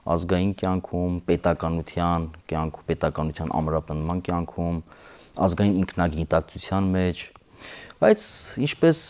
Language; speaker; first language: Armenian; native; Armenian